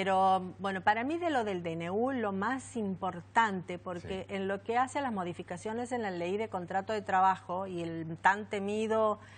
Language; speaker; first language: Spanish; native; Spanish